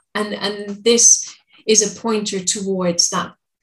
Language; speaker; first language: English; native; English